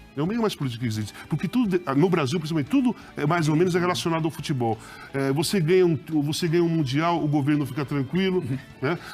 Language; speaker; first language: Portuguese; native; Portuguese